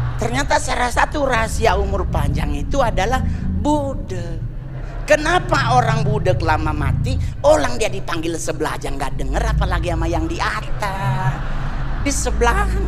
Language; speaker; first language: Indonesian; native; Indonesian